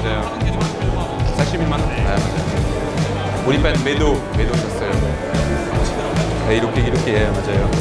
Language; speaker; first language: Korean; non-native, learner; French